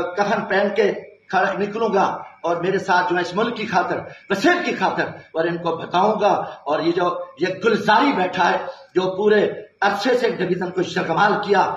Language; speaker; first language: Urdu; non-native, local second language; Saraiki